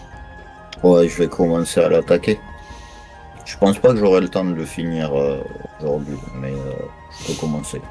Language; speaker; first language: French; native; French